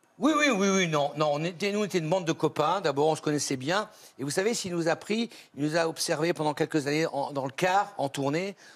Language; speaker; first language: French; native; French